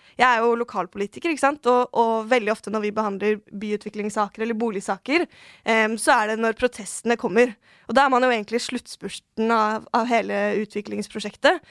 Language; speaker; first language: Norwegian; native; Norwegian